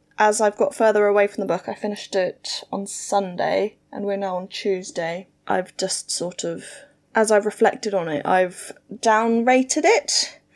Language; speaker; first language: English; native; English